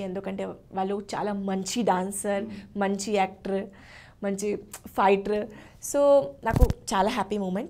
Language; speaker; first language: Telugu; non-native, learner; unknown